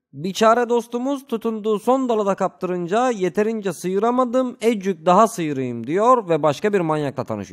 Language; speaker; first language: Turkish; native; Turkish